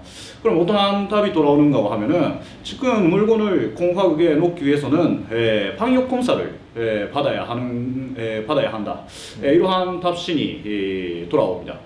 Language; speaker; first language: Korean; early bilingual, heritage; Korean